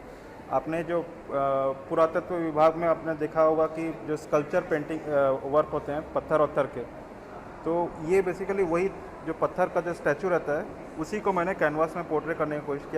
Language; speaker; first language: Hindi; native; Hindi